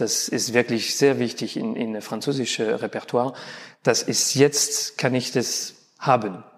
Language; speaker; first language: German; non-native, learner; French